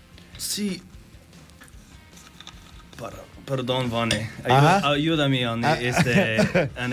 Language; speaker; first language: Spanish; non-native, learner; English